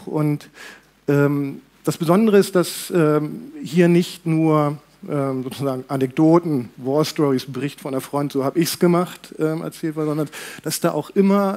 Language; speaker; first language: German; native; German